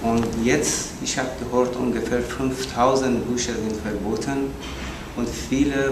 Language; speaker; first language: German; non-native, learner; Persian